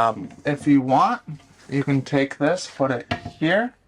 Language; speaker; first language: English; native; English